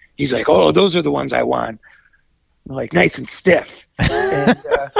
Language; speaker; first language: English; native; English